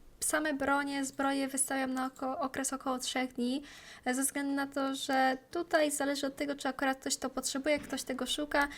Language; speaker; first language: Polish; native; Polish